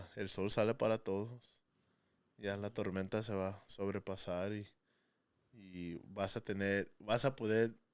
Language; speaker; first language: Spanish; early bilingual, heritage; Spanish